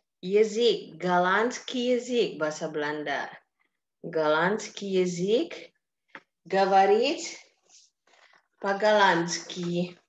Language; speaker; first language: Russian; non-native, fluent; Indonesian